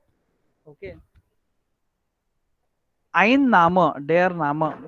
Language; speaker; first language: German; non-native, learner; Marathi